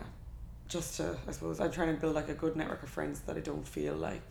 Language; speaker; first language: English; native; English